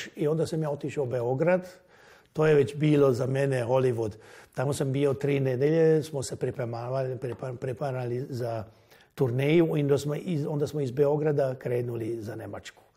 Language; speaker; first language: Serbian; non-native, local second language; Hungarian